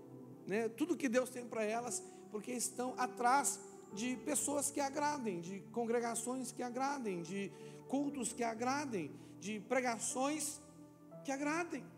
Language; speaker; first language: Portuguese; native; Portuguese